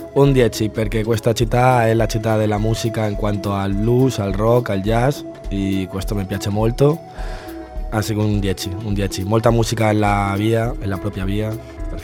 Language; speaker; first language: Italian; non-native, learner; Spanish